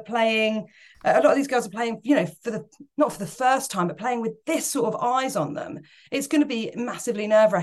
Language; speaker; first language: English; native; English